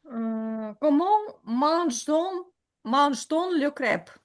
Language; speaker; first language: French; non-native, learner; Ukrainian